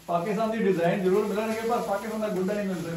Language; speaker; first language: Hindi; non-native, local second language; Punjabi